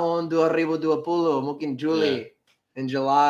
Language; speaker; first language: Indonesian; non-native, learner; English